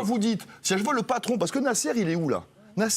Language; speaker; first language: French; native; French